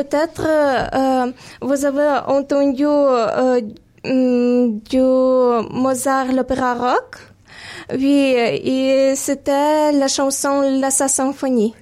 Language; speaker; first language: French; non-native, fluent; Ukrainian